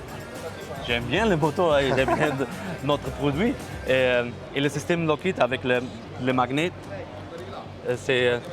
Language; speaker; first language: French; non-native, learner; German